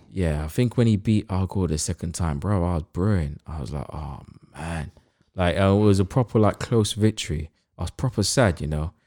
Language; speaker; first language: English; native; English